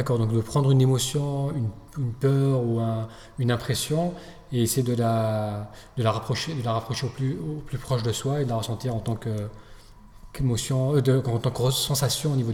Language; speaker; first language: French; native; French